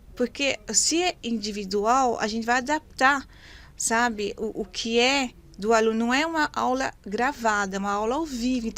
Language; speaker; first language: Portuguese; non-native, fluent; French